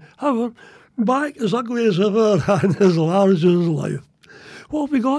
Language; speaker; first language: English; native; English